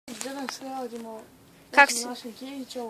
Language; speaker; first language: Bosnian; native; Bosnian